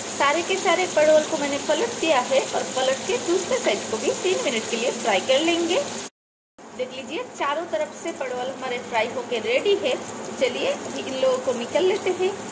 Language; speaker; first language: Hindi; non-native, local second language; Bangla